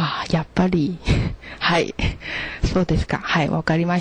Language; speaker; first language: Japanese; non-native, learner; Chinese